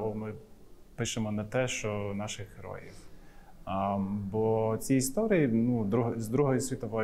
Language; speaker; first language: Ukrainian; non-native, fluent; English